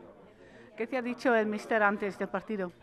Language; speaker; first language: Spanish; non-native, fluent; Dutch